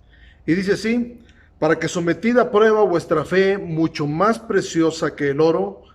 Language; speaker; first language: Spanish; native; Spanish